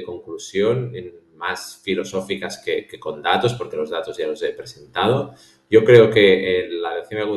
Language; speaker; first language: Spanish; native; Spanish